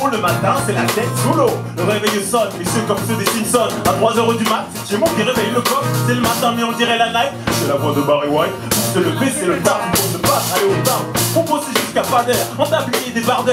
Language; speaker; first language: French; native; French